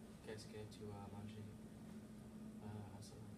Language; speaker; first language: French; non-native, learner; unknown